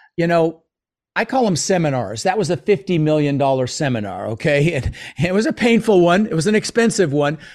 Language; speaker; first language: English; early bilingual, other home language; Dutch